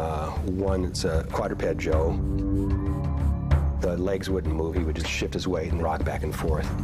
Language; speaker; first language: English; native; English